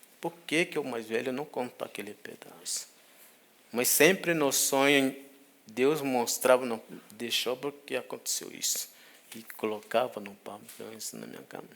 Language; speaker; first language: Portuguese; non-native, local second language; Guarani